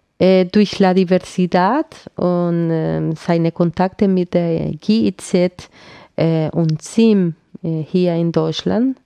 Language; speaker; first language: German; non-native, fluent; Spanish